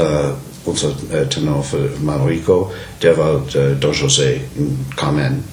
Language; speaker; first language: German; non-native, learner; English